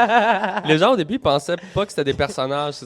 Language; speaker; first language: French; native; French